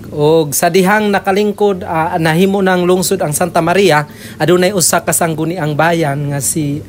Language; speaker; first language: Cebuano; non-native, local second language; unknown